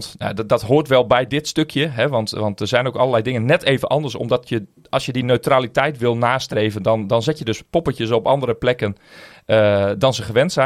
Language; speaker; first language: Dutch; native; Dutch